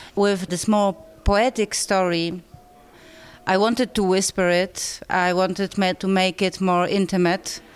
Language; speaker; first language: English; non-native, fluent; Polish